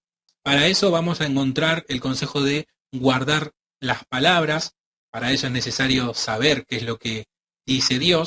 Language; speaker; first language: Spanish; native; Spanish